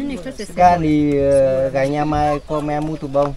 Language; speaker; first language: Portuguese; non-native, learner; Vietnamese